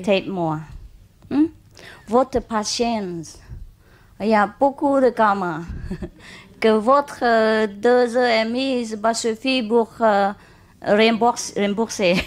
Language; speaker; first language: French; non-native, learner; Vietnamese